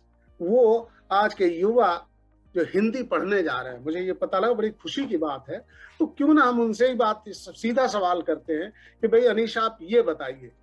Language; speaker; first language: Hindi; native; Hindi